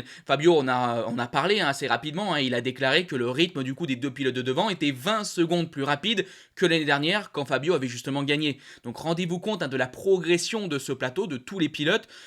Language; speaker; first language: French; native; French